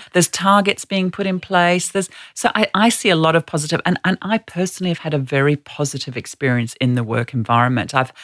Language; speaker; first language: English; native; English